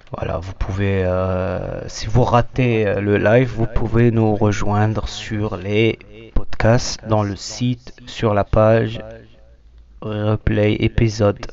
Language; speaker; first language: French; non-native, local second language; Arabic